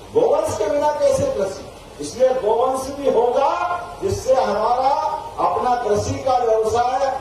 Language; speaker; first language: Hindi; native; Hindi